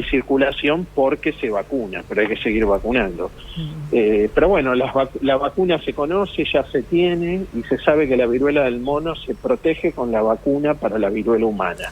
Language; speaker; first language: Spanish; native; Spanish